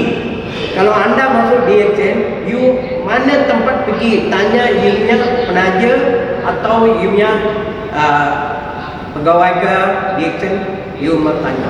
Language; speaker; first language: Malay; non-native, local second language; Tamil